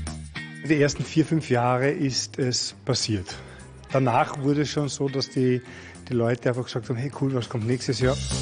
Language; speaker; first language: German; native; German